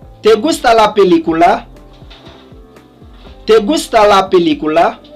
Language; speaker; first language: Spanish; non-native, learner; Haitian Creole